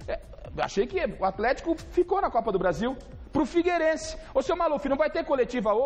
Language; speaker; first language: Portuguese; native; Portuguese